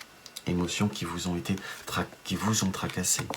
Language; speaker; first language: French; native; French